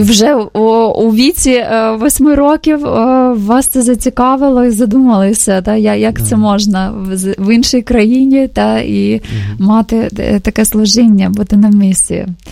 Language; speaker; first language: Ukrainian; native; Ukrainian